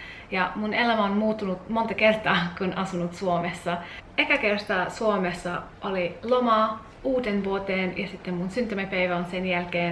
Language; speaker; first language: Finnish; non-native, learner; English